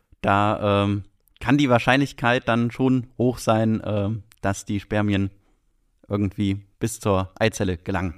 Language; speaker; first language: German; native; German